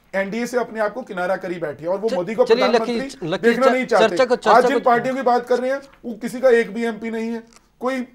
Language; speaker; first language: Hindi; native; Hindi